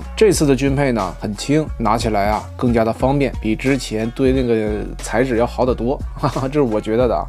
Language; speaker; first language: Chinese; native; Chinese